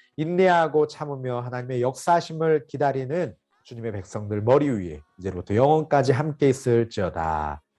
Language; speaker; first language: Korean; native; Korean